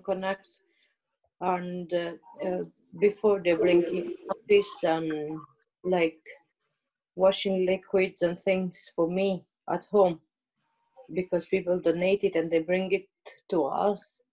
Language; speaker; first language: English; non-native, learner; Albanian